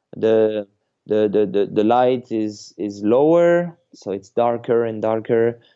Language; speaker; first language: English; non-native, fluent; French